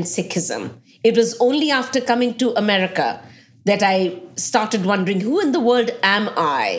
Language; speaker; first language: English; non-native, local second language; Punjabi